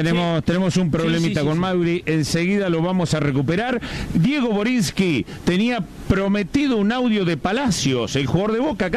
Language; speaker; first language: Spanish; native; Spanish